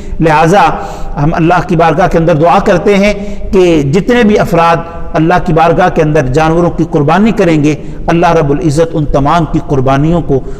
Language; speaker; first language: Urdu; non-native, local second language; Punjabi